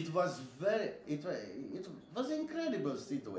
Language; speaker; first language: English; non-native, learner; Hungarian